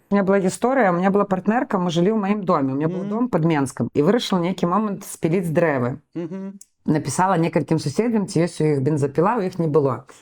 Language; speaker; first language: Belarusian; non-native, local second language; Russian